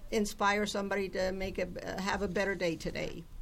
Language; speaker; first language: English; early bilingual, other home language; Italian